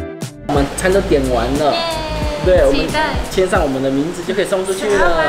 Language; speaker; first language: Chinese; native; Chinese